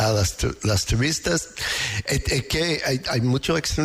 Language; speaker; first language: Spanish; non-native, learner; English